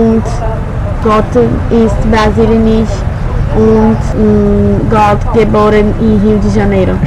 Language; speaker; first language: German; non-native, learner; Portuguese